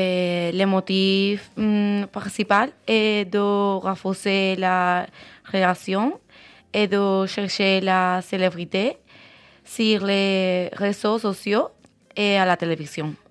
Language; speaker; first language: French; non-native, learner; Spanish